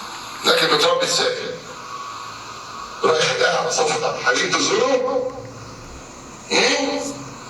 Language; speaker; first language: Arabic; native; Arabic